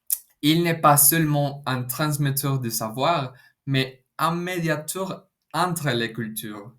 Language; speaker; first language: French; non-native, fluent; Spanish